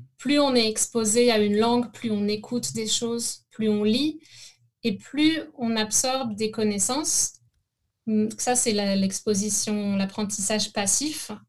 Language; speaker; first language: French; native; French